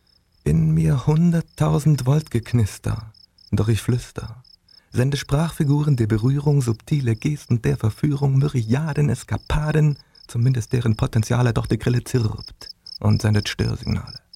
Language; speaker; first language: German; native; German